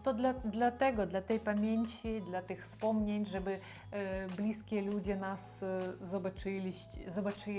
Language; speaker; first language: Polish; non-native, learner; Russian